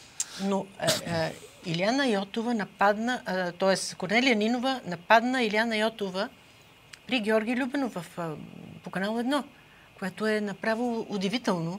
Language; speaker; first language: Bulgarian; native; Bulgarian